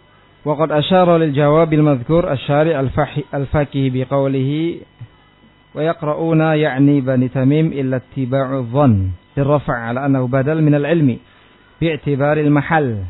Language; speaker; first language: Arabic; non-native, fluent; Indonesian